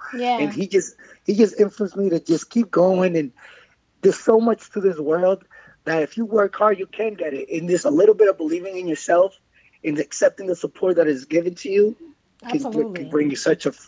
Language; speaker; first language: English; non-native, fluent; Spanish